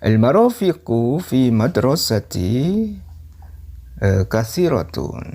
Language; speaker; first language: Arabic; non-native, fluent; Indonesian